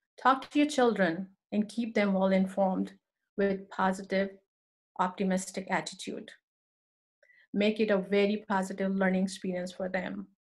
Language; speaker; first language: English; non-native, local second language; Urdu